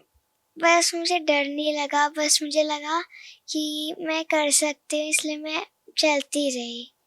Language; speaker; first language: Hindi; non-native, local second language; Punjabi